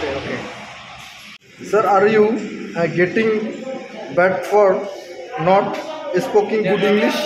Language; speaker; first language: English; non-native, learner; Bangla